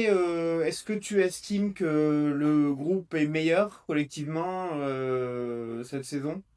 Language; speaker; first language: French; native; French